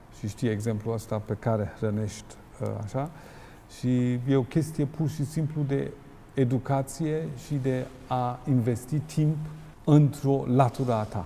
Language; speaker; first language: Romanian; non-native, fluent; German